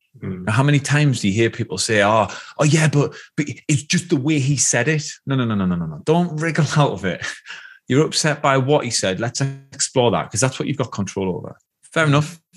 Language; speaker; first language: English; native; English